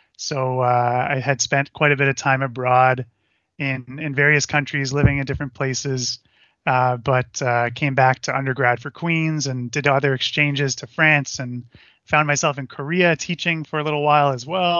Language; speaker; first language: English; native; English